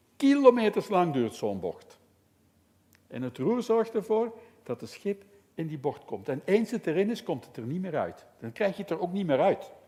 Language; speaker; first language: Dutch; native; Dutch